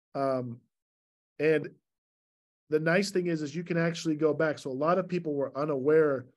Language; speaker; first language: English; native; English